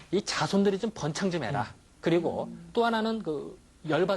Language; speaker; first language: Korean; native; Korean